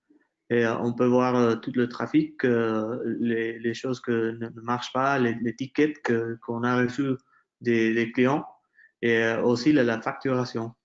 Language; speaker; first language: French; non-native, fluent; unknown